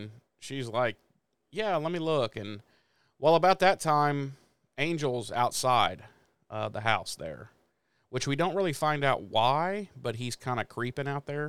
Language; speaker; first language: English; native; English